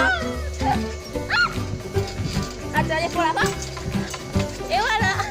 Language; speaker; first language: French; native; French